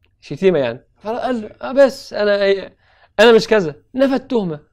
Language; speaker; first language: Arabic; native; Arabic